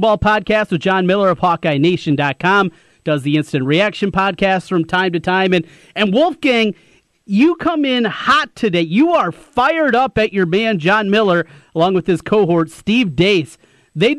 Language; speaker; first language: English; native; English